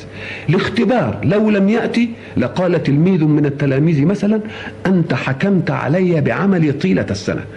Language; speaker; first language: Arabic; native; Arabic